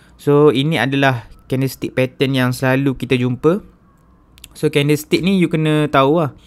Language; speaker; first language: Malay; native; Malay